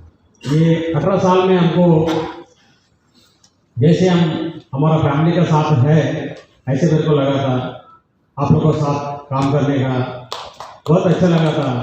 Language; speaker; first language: Hindi; non-native, local second language; Malayalam